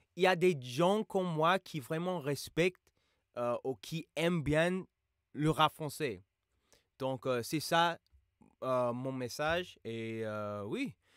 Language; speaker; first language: French; non-native, fluent; English